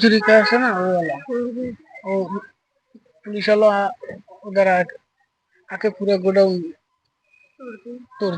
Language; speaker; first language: Hindi; non-native, learner; Bangla